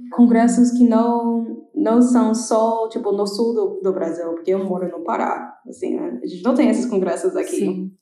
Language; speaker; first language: Portuguese; non-native, fluent; English